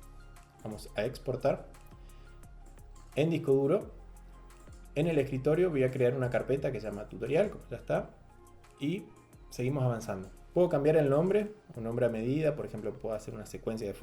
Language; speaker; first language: Spanish; native; Spanish